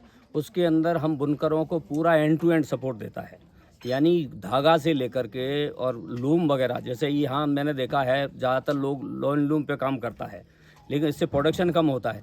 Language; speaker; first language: Hindi; native; Hindi